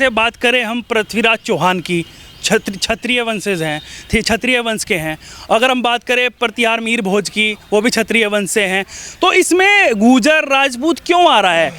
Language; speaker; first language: Hindi; native; Hindi